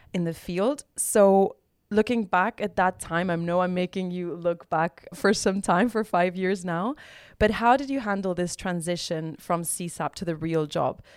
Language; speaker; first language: English; non-native, fluent; Spanish